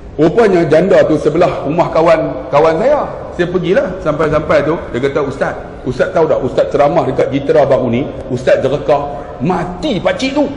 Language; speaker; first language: Malay; native; Malay